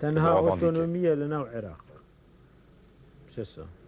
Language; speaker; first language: French; non-native, fluent; Kurdish